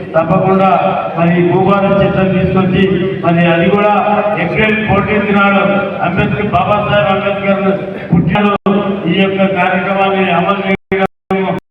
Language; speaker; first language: Telugu; native; Telugu